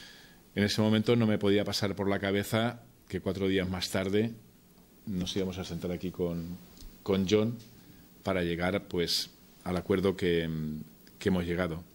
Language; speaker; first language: Spanish; native; Spanish